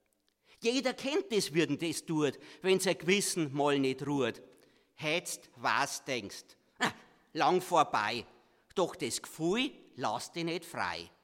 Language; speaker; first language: German; native; German